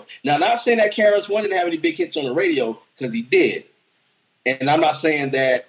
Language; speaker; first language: English; native; English